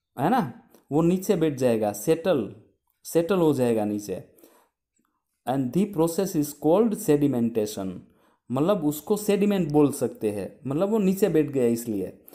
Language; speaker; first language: Hindi; non-native, local second language; Gujarati